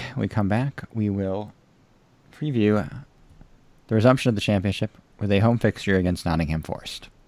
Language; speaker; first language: English; native; English